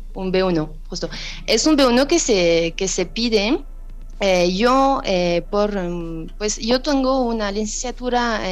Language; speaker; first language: Spanish; non-native, fluent; French